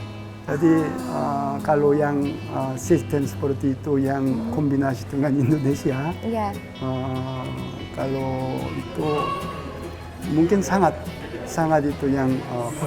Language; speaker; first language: Indonesian; non-native, learner; Korean